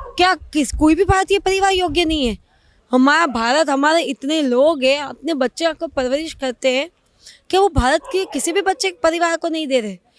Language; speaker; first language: Hindi; non-native, local second language; Gujarati